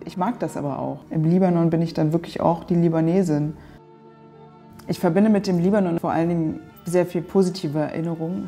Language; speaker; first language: German; native; German